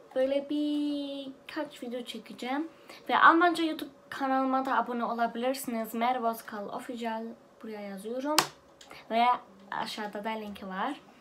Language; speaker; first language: Turkish; early bilingual, heritage; Turkish